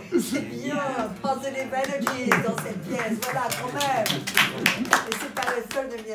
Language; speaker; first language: French; native; French